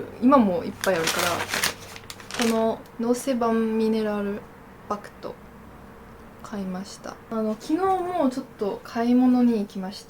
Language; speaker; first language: Japanese; non-native, learner; French